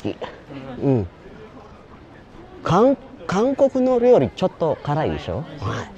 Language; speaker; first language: Japanese; non-native, learner; Filipino